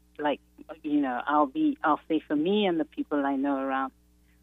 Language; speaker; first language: English; non-native, local second language; Yoruba